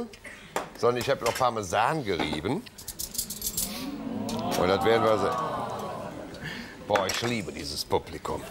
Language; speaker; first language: German; native; German